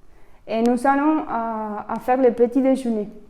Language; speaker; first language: French; non-native, fluent; Spanish